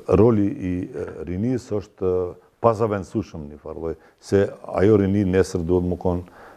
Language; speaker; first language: Albanian; non-native, local second language; Bosnian